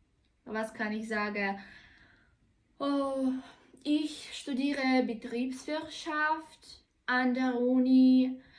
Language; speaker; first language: German; non-native, learner; Russian